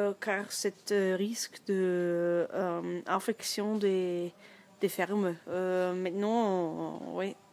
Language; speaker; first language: French; non-native, learner; German